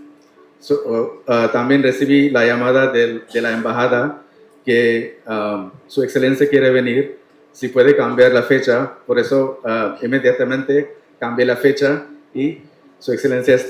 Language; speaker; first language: Spanish; non-native, learner; Tamil